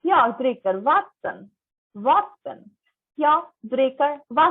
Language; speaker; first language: Swedish; non-native, learner; Bangla